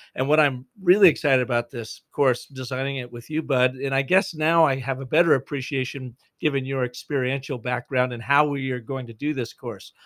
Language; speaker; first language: English; native; English